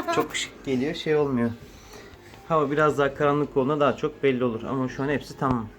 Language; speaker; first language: Turkish; native; Turkish